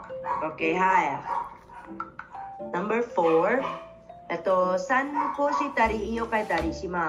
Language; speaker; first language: Japanese; non-native, fluent; Filipino